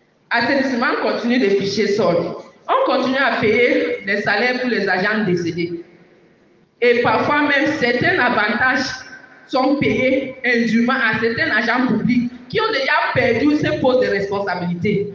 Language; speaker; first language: French; non-native, local second language; English